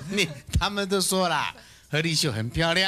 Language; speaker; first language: Chinese; native; Chinese